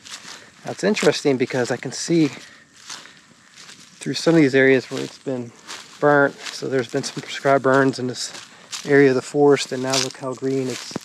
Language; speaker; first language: English; native; English